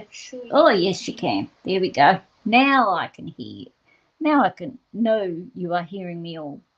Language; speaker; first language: English; native; English